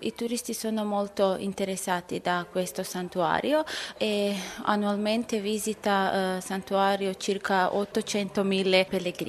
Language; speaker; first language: Italian; non-native, learner; Croatian